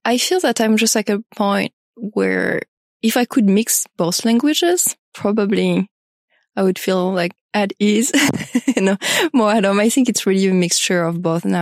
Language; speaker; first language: English; non-native, fluent; French